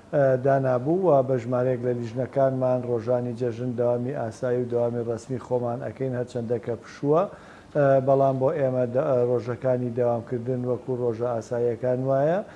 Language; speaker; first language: Central Kurdish; native; Central Kurdish